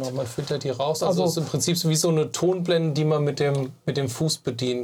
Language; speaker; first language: German; native; German